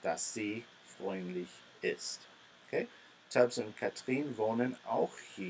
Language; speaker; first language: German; non-native, fluent; English